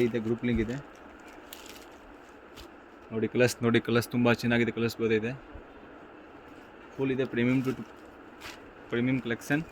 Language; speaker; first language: Kannada; non-native, local second language; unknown